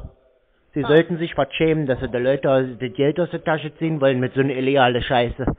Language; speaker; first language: German; native; German